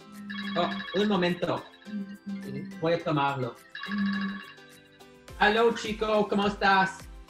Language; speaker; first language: Spanish; non-native, learner; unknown